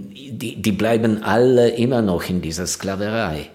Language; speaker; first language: German; non-native, fluent; Ukrainian